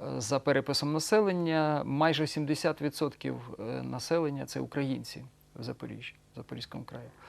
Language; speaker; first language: Ukrainian; non-native, local second language; Russian